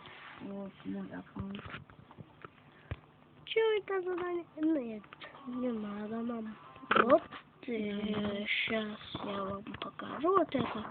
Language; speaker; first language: Russian; non-native, learner; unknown